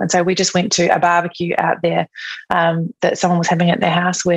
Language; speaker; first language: English; native; English